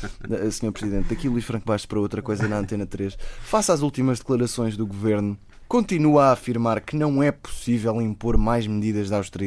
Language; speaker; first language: Portuguese; native; Portuguese